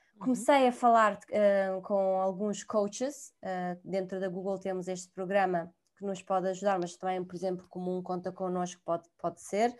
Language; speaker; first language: Portuguese; non-native, fluent; Italian